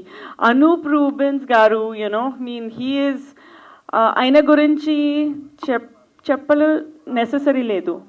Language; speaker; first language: Telugu; non-native, fluent; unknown